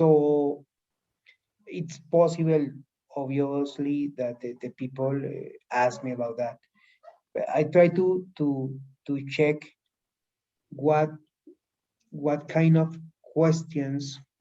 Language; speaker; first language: English; non-native, learner; Spanish